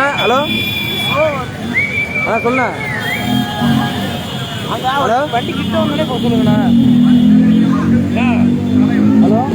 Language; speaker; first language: Tamil; native; Tamil